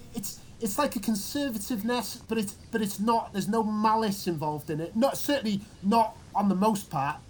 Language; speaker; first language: English; native; English